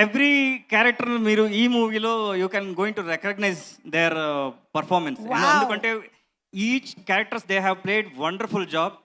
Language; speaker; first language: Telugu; non-native, learner; Kannada